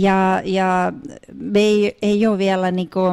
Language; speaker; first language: Finnish; non-native, fluent; Russian